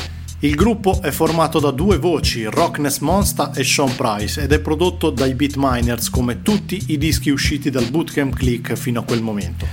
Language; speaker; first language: Italian; native; Italian